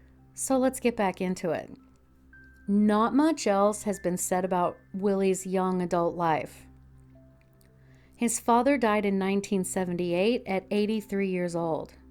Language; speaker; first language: English; native; English